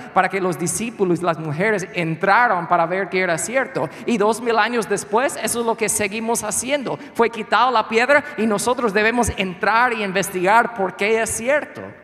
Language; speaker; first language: Spanish; non-native, fluent; English